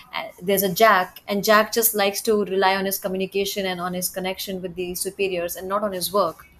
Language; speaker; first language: English; non-native, local second language; Hindi